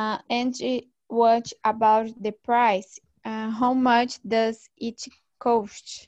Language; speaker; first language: English; non-native, learner; Portuguese